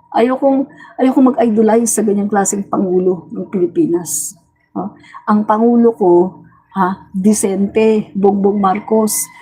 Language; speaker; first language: Filipino; non-native, local second language; Cebuano